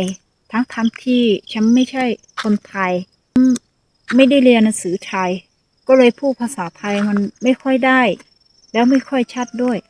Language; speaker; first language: Thai; non-native, fluent; Akha